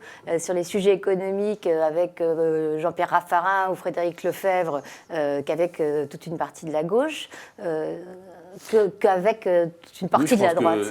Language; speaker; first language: French; native; French